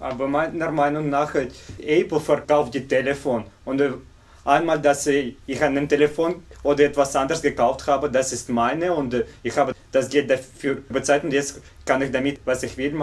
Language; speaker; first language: German; non-native, fluent; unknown